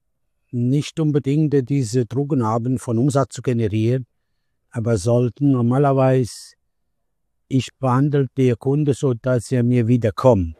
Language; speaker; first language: German; non-native, learner; Italian